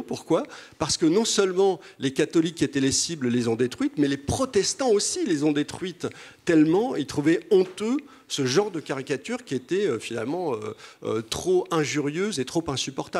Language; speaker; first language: French; native; French